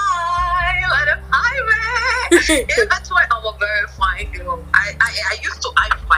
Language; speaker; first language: English; non-native, local second language; Yoruba